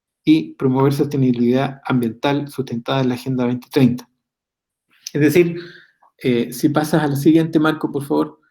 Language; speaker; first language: Spanish; native; Spanish